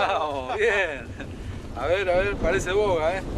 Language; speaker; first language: Spanish; native; Spanish